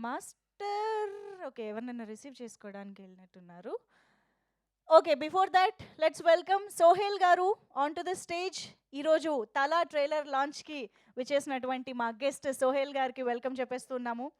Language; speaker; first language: Telugu; native; Telugu